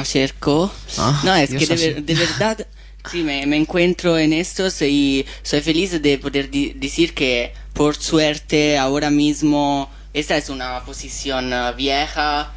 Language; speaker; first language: Spanish; non-native, fluent; Italian